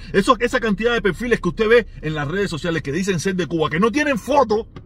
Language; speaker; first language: Spanish; native; Spanish